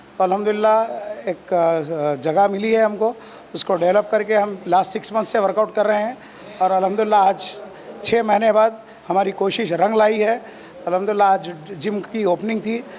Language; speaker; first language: Hindi; non-native, local second language; Urdu